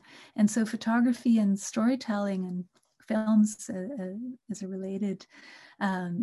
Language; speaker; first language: English; non-native, local second language; Bangla